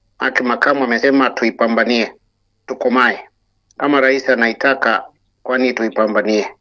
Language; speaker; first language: Swahili; non-native, local second language; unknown